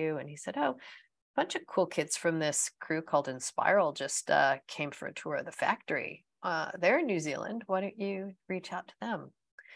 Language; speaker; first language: English; native; English